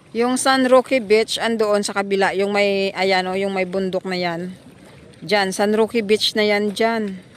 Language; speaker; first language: Filipino; non-native, local second language; Hiligaynon